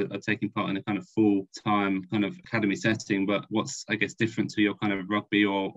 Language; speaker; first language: English; native; English